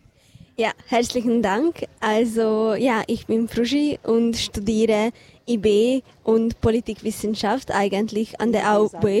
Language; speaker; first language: German; non-native, fluent; Hungarian